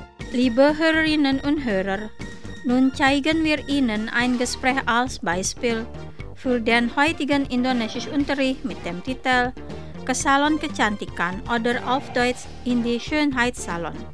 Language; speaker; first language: German; non-native, fluent; Indonesian